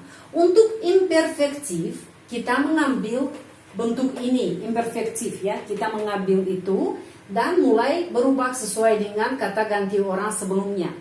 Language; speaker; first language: Indonesian; non-native, fluent; Russian